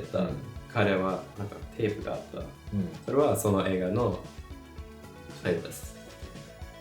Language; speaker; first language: Japanese; non-native, learner; English